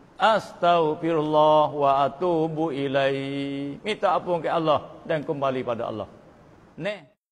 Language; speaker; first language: Malay; native; Malay